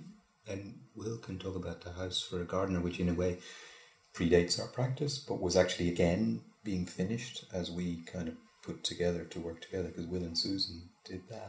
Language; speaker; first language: English; native; English